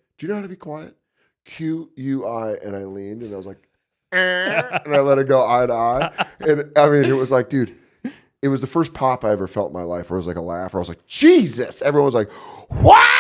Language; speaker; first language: English; native; English